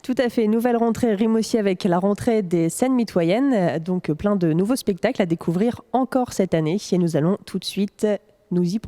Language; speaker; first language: French; native; French